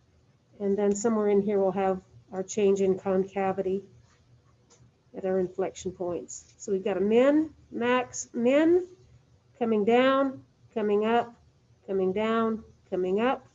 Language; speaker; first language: English; native; English